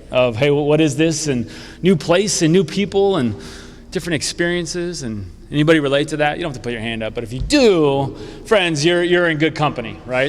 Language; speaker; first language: English; native; English